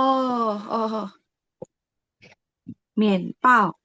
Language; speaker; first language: Chinese; non-native, learner; Indonesian